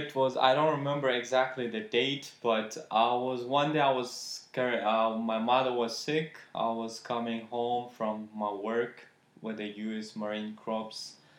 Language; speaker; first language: English; non-native, fluent; Persian